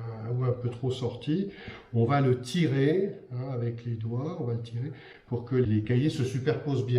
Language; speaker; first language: French; native; French